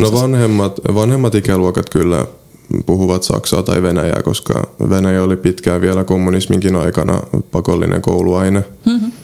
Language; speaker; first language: Finnish; early bilingual, other home language; Polish